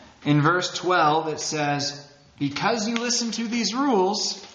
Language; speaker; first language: English; native; English